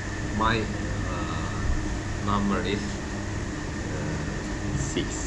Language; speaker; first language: English; non-native, learner; Turkish